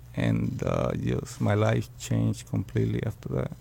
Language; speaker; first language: English; early bilingual, other home language; Spanish